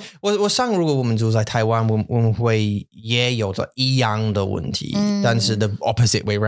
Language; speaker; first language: Chinese; non-native, learner; English